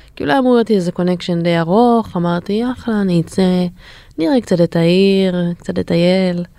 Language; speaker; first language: Hebrew; native; Hebrew